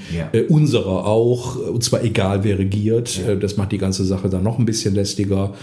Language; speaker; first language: German; native; German